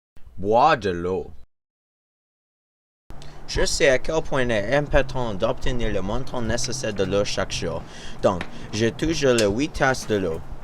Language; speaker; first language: French; non-native, learner; English